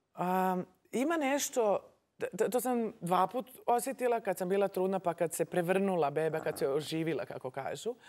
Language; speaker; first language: Croatian; native; Croatian